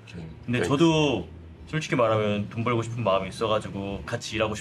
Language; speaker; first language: Korean; native; Korean